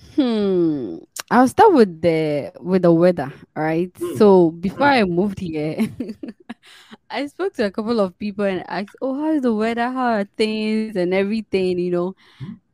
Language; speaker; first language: English; non-native, local second language; Akan